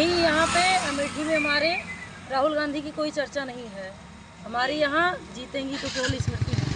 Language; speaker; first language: Hindi; native; Hindi